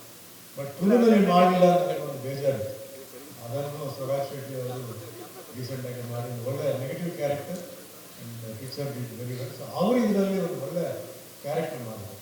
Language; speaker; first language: Kannada; non-native, fluent; Tulu